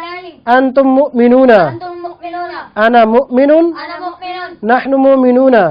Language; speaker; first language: Arabic; non-native, fluent; Urdu